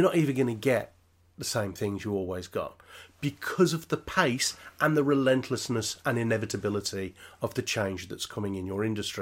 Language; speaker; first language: English; native; English